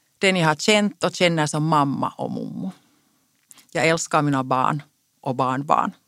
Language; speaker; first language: Swedish; non-native, local second language; Finnish